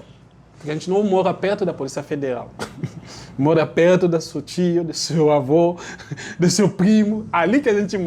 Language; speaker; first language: Portuguese; non-native, learner; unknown